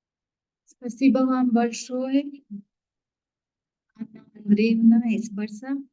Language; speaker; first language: Russian; non-native, fluent; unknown